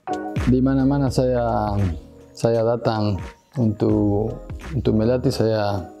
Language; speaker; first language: Indonesian; non-native, fluent; Spanish